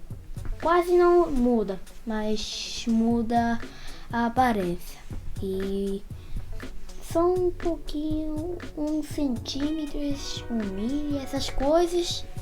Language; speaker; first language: Portuguese; early bilingual, heritage; Portuguese